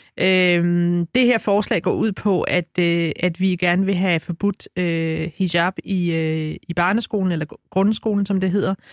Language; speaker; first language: Danish; early bilingual, other home language; Arabic